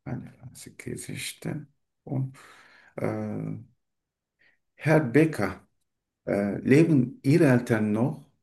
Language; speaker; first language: German; non-native, learner; Turkish